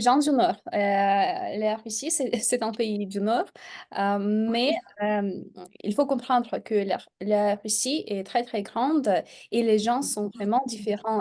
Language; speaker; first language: French; non-native, fluent; Russian